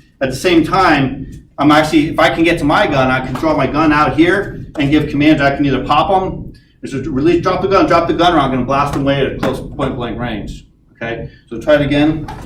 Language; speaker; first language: English; native; English